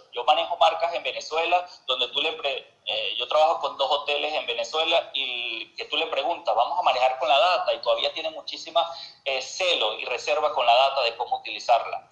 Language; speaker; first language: Spanish; native; Spanish